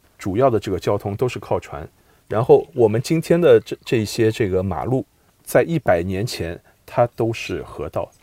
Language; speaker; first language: Chinese; native; Chinese